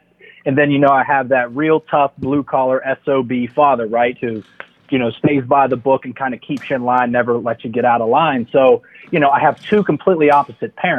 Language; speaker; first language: English; native; English